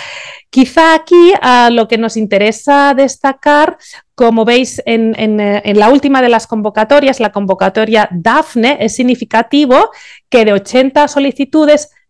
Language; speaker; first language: Spanish; native; Spanish